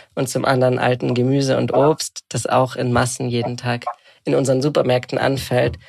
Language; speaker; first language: German; native; German